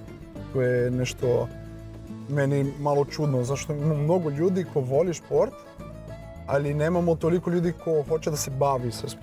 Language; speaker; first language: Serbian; non-native, learner; Portuguese